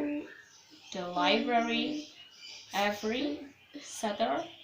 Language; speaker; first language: English; non-native, learner; Indonesian